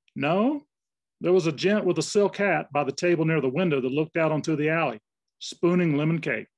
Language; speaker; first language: English; native; English